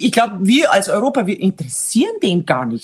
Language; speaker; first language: German; native; German